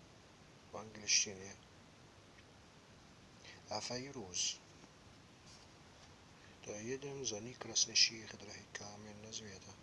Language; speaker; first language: Czech; non-native, learner; Arabic